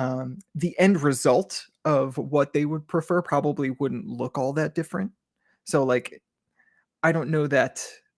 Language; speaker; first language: English; native; English